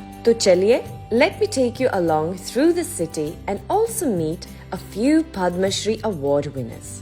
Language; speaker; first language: Hindi; native; Hindi